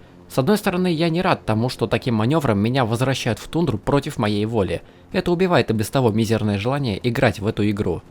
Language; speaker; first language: Russian; native; Russian